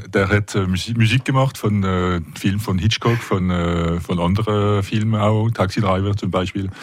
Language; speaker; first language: German; non-native, local second language; French